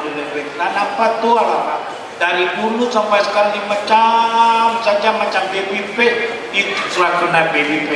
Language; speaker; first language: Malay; non-native, local second language; Tamil